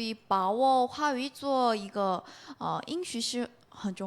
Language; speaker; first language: Chinese; non-native, learner; Korean